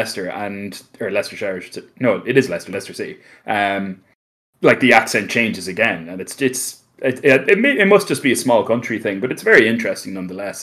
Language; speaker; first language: English; native; English